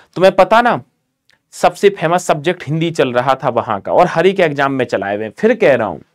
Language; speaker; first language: Hindi; native; Hindi